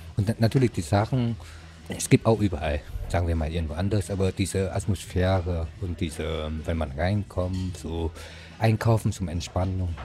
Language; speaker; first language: German; non-native, learner; Vietnamese